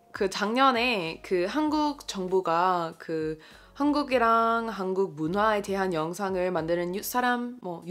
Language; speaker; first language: Korean; non-native, fluent; English